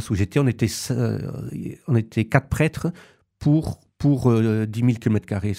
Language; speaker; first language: French; native; French